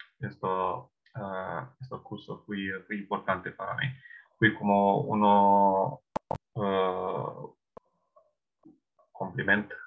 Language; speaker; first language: Spanish; non-native, learner; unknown